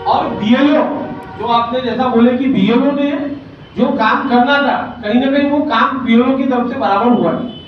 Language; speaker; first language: Hindi; non-native, local second language; Marathi